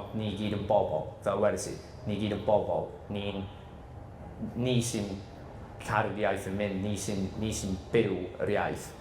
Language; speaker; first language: Welsh; non-native, local second language; English